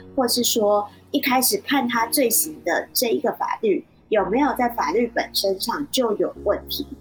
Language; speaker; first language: Chinese; native; Chinese